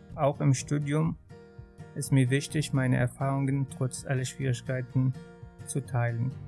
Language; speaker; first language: German; non-native, fluent; Arabic